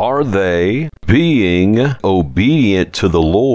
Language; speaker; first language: English; native; English